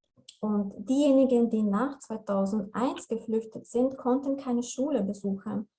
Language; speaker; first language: German; non-native, fluent; Slovenian